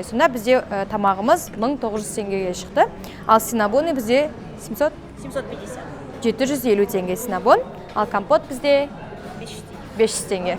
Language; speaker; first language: Kazakh; native; Kazakh